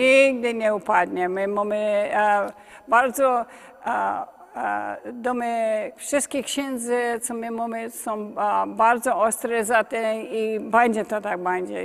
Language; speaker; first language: Polish; early bilingual, heritage; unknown